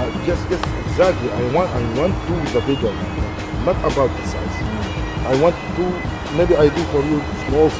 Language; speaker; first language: English; non-native, learner; Arabic